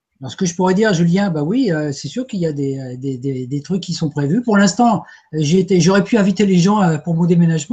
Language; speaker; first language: French; native; French